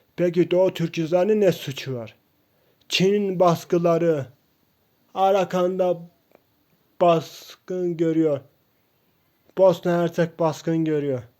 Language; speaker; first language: Turkish; non-native, local second language; Kurdish